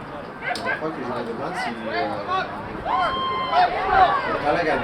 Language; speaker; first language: French; non-native, fluent; English